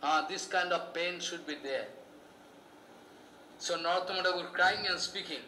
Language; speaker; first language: English; non-native, local second language; Bangla